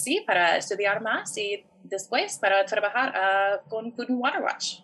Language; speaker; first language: Spanish; non-native, fluent; English